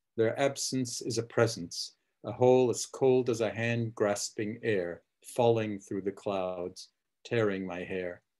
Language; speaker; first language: English; early bilingual, other home language; Czech